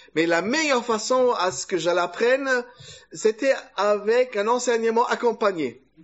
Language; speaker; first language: French; non-native, fluent; German